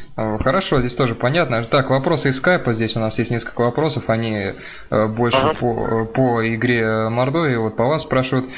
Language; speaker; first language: Russian; native; Russian